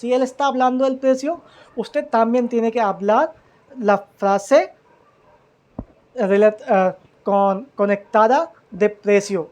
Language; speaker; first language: Spanish; non-native, learner; Hindi